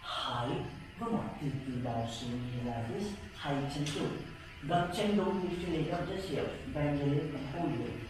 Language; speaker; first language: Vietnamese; non-native, learner; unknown